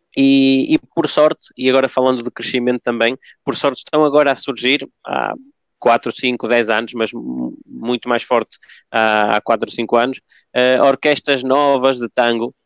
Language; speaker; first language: Portuguese; early bilingual, other home language; Spanish